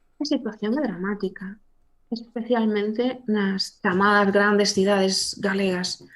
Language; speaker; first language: Galician; non-native, local second language; Spanish